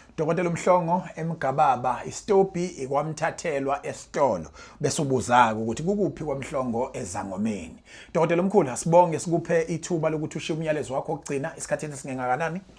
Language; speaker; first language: Zulu; native; Zulu